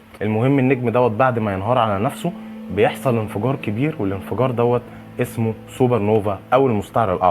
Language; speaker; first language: Arabic; native; Arabic